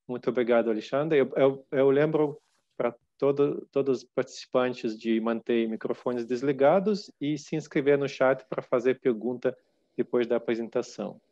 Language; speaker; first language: Portuguese; non-native, fluent; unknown